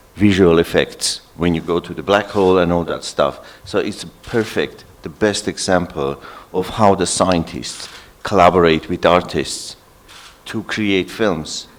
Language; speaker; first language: English; non-native, fluent; Armenian